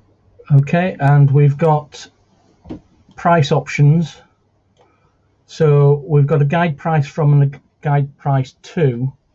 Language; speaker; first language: English; native; English